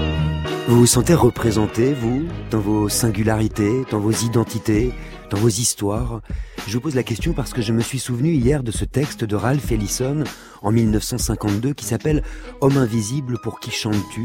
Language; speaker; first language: French; native; French